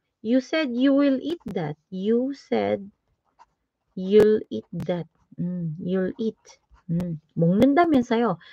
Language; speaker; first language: English; non-native, local second language; Filipino